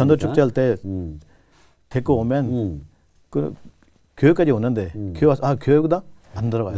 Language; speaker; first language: Korean; non-native, learner; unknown